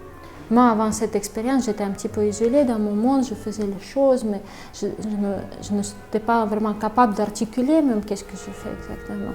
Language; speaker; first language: French; non-native, fluent; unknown